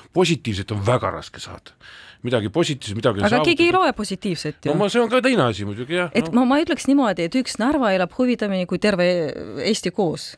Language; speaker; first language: Estonian; non-native, local second language; Russian